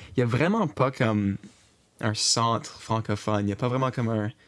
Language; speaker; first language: French; native; French